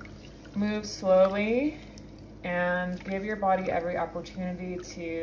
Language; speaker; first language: English; native; English